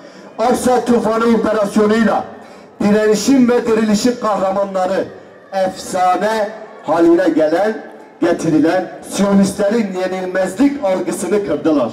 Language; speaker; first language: Turkish; native; Turkish